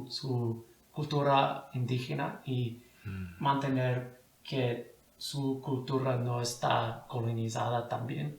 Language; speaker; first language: Spanish; non-native, fluent; English